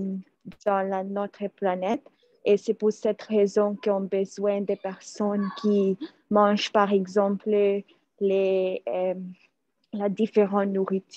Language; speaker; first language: French; non-native, learner; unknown